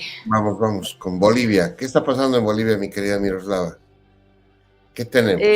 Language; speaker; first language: Spanish; native; Spanish